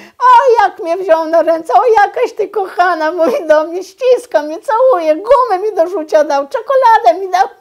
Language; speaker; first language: Polish; native; Polish